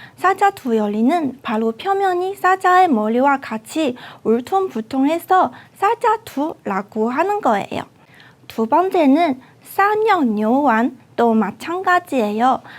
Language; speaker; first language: Korean; non-native, fluent; Chinese